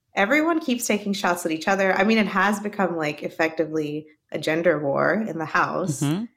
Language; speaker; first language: English; native; English